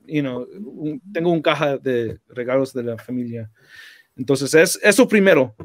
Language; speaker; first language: Spanish; non-native, learner; English